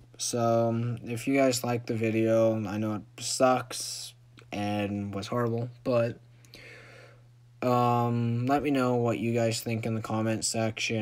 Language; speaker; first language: English; native; English